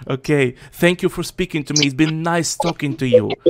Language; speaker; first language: English; non-native, fluent; Russian